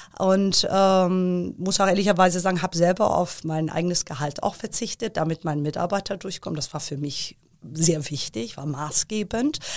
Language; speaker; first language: German; early bilingual, other home language; Persian